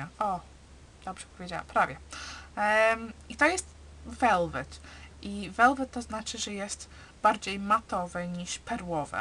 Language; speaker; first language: Polish; early bilingual, heritage; Polish